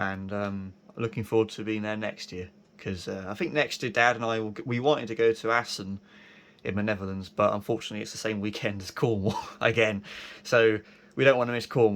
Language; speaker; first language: English; native; English